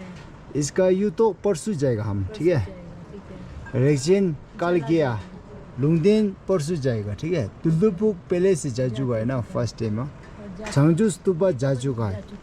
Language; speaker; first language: Hindi; non-native, learner; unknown